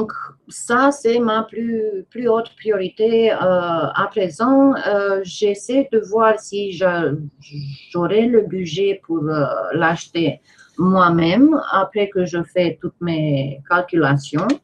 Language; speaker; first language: French; non-native, fluent; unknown